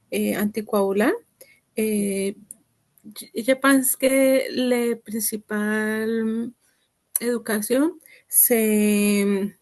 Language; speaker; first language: French; non-native, learner; Spanish